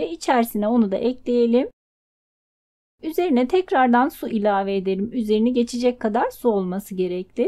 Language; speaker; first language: Turkish; native; Turkish